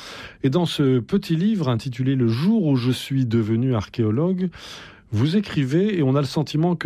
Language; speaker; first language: French; native; French